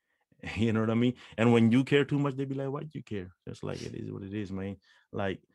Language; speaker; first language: English; non-native, local second language; Punjabi